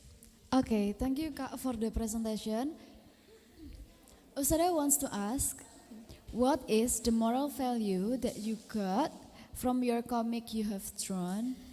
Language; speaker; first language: English; non-native, fluent; Indonesian